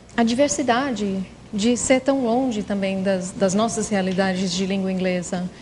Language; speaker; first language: Portuguese; non-native, fluent; English